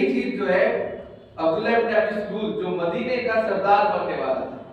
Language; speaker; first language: Urdu; native; Urdu